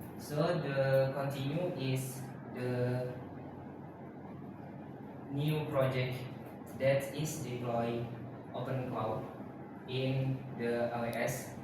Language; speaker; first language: English; non-native, learner; Indonesian